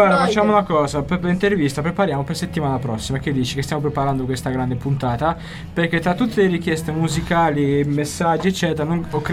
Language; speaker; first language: Italian; native; Italian